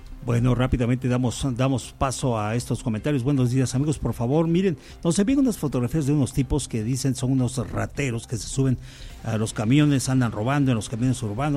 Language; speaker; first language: Spanish; native; Spanish